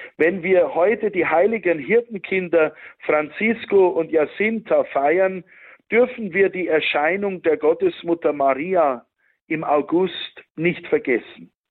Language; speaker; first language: German; native; German